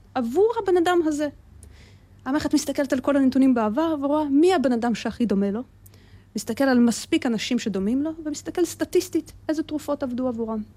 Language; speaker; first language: Hebrew; early bilingual, other home language; Russian